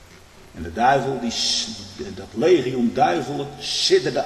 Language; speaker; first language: Dutch; native; Dutch